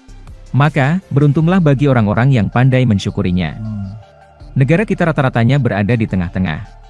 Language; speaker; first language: Indonesian; native; Indonesian